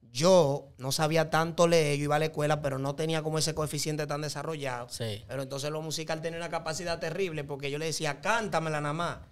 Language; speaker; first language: Spanish; native; Spanish